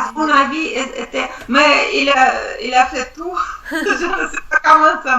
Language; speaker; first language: French; non-native, learner; Russian